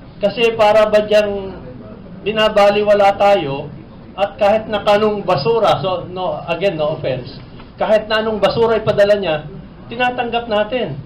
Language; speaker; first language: Filipino; native; Filipino